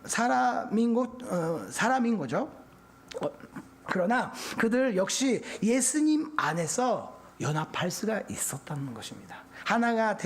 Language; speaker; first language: Korean; non-native, fluent; Japanese